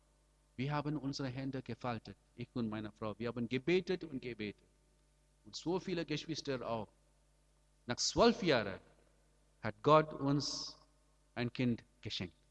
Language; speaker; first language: German; non-native, learner; Amharic